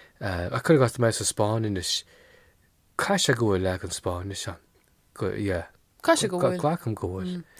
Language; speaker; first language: Irish; non-native, local second language; English